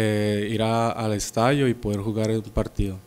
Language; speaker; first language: Portuguese; non-native, learner; Spanish